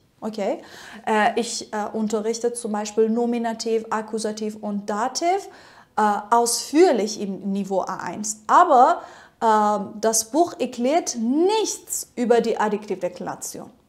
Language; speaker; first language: German; non-native, fluent; Persian